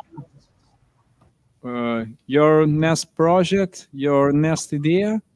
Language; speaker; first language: English; non-native, learner; Italian